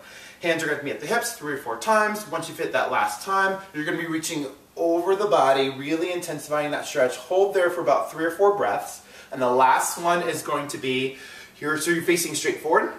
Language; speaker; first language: English; native; English